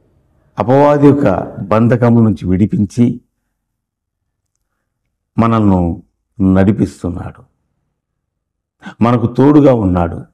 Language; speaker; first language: Telugu; native; Telugu